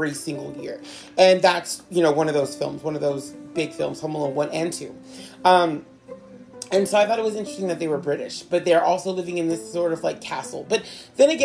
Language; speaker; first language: English; native; English